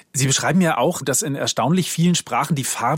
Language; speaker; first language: German; native; German